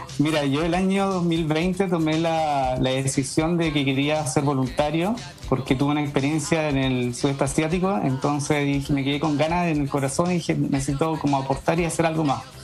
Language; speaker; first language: Spanish; native; Spanish